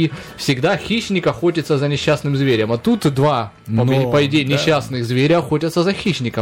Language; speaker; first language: Russian; native; Russian